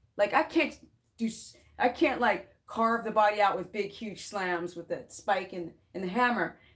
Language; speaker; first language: English; native; English